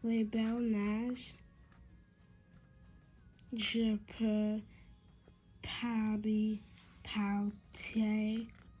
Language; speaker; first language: French; non-native, learner; English